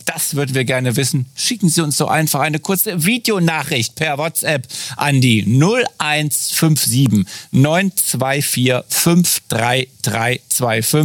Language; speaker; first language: German; native; German